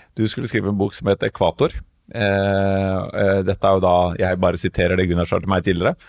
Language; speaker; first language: Norwegian; native; Norwegian